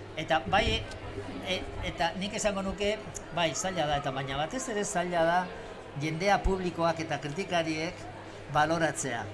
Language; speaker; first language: Basque; non-native, local second language; Spanish